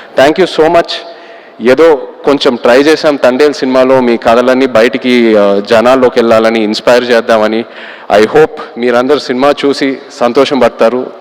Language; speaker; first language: Telugu; native; Telugu